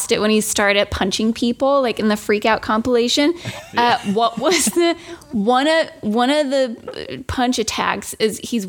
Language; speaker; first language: English; non-native, fluent; German